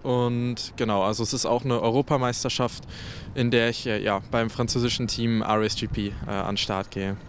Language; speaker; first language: German; native; German